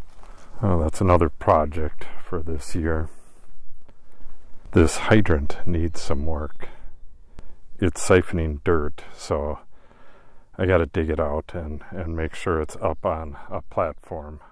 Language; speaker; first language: English; native; English